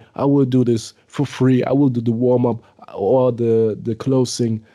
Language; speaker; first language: English; early bilingual, other home language; German